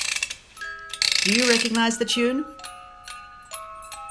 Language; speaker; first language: English; native; English